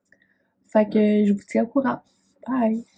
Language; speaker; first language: French; native; French